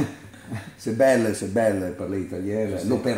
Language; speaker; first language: French; non-native, learner; Italian